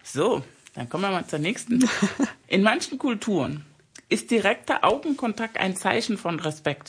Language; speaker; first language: German; early bilingual, other home language; Spanish